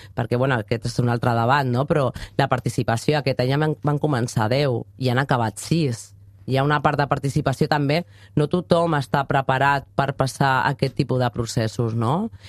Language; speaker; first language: Catalan; non-native, fluent; Spanish